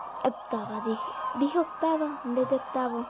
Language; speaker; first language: Spanish; early bilingual, heritage; Spanish